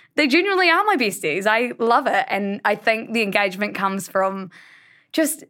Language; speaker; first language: English; native; English